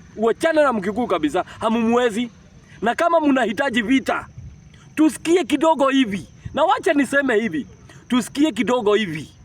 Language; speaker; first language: Swahili; non-native, local second language; Kikuyu